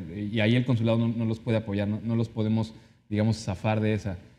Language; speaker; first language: Spanish; native; Spanish